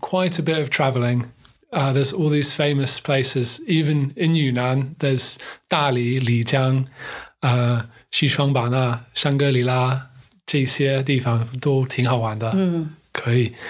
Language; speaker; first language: English; native; English